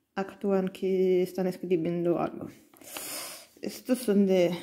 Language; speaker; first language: Spanish; non-native, learner; Italian